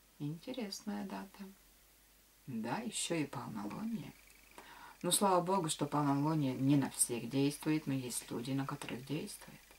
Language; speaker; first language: Russian; non-native, local second language; Latvian